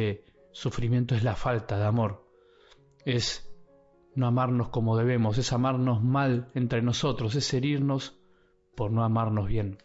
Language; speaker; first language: Spanish; native; Spanish